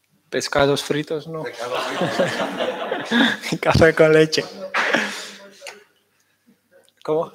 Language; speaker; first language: Spanish; non-native, fluent; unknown